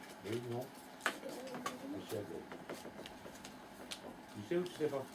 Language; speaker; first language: French; native; French